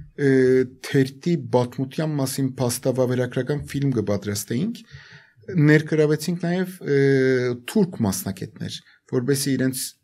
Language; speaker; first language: Armenian; native; Armenian